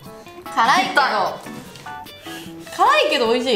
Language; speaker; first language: Japanese; native; Japanese